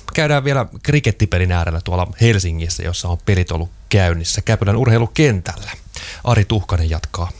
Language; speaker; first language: Finnish; native; Finnish